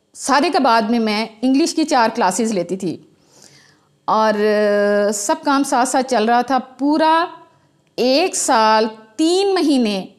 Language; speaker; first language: Urdu; non-native, local second language; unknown